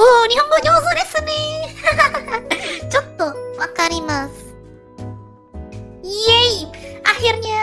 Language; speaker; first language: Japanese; non-native, learner; Indonesian